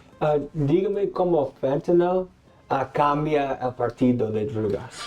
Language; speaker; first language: Spanish; non-native, learner; English